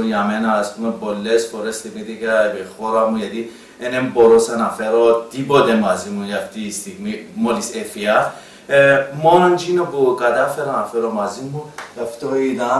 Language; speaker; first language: Greek; non-native, learner; Persian